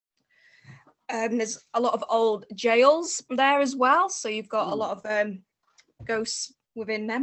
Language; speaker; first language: English; native; English